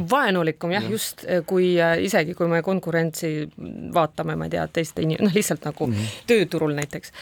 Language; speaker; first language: Estonian; non-native, local second language; Russian